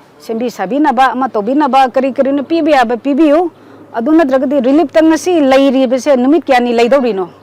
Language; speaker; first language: Manipuri; non-native, local second language; Rongmei Naga